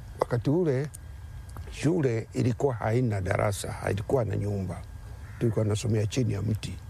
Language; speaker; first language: Swahili; non-native, local second language; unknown